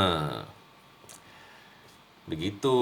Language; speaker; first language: Indonesian; non-native, learner; English